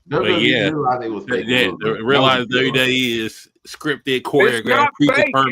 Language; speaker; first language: English; native; English